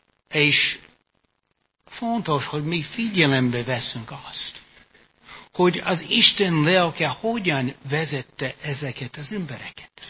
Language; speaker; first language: Hungarian; non-native, fluent; English